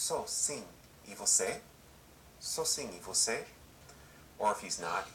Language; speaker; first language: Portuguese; non-native, learner; English